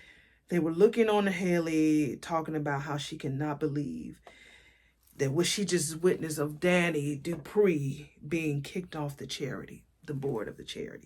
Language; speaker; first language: English; native; English